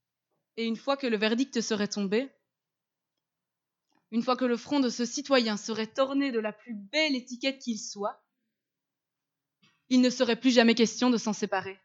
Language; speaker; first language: French; native; French